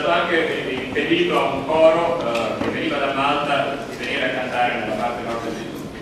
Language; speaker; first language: Italian; native; Italian